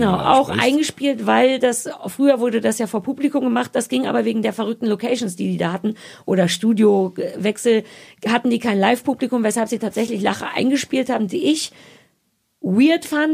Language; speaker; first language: German; native; German